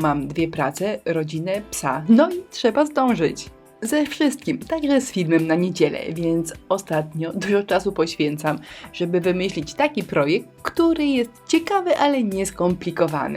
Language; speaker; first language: Polish; native; Polish